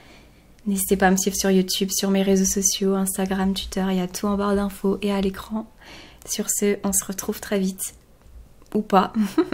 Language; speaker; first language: French; native; French